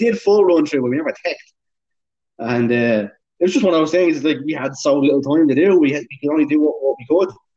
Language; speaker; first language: English; native; English